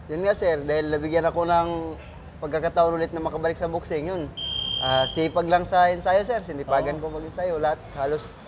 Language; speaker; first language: Filipino; native; Filipino